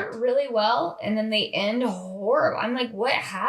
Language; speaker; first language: English; native; English